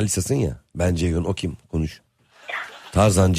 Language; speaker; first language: Turkish; native; Turkish